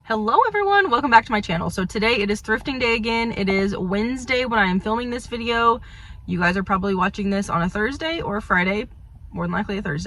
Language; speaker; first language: English; native; English